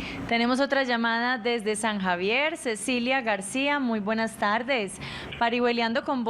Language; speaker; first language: Spanish; native; Spanish